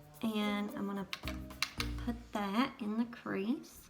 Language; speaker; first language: English; native; English